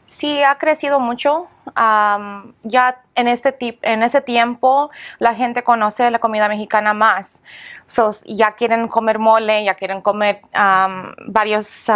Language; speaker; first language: Spanish; early bilingual, heritage; English